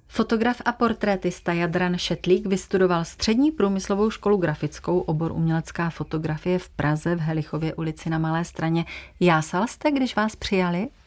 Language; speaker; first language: Czech; native; Czech